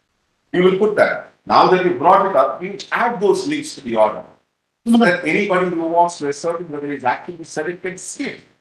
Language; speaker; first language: English; non-native, local second language; Hindi